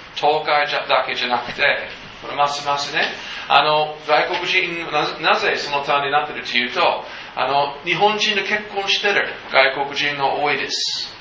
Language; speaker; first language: Japanese; non-native, fluent; English